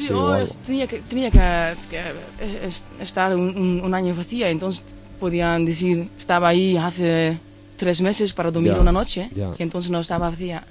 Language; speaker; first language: Spanish; non-native, fluent; Dutch